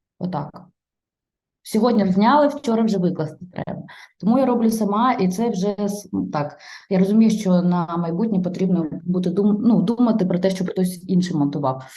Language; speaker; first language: Ukrainian; non-native, local second language; Russian